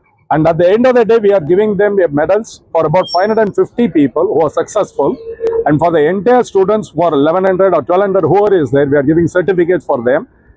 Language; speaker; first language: English; non-native, local second language; Tamil